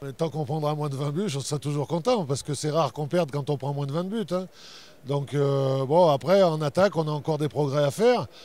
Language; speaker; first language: French; native; French